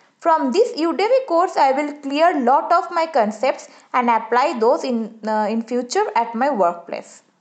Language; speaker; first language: English; non-native, local second language; Bangla